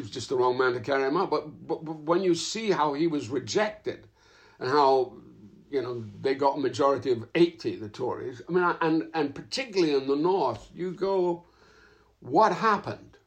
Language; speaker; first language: English; native; English